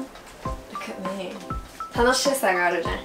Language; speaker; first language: Japanese; non-native, fluent; English